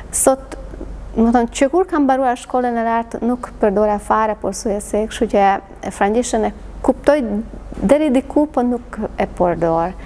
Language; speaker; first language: Albanian; non-native, fluent; Hungarian